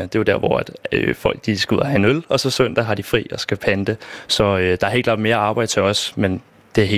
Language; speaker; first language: Danish; native; Danish